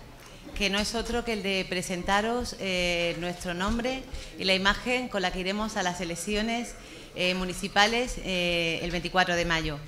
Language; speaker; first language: Spanish; native; Spanish